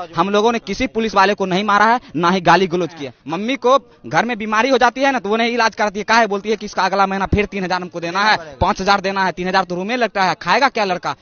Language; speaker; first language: Hindi; native; Hindi